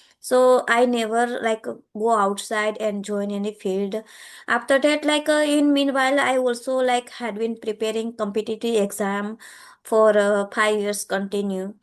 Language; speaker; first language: English; non-native, learner; Gujarati